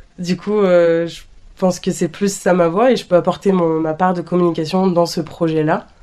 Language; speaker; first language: French; native; French